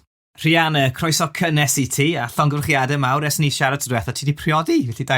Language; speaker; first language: Welsh; native; Welsh